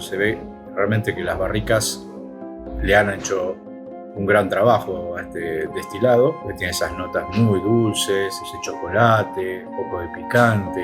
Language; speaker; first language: Spanish; native; Spanish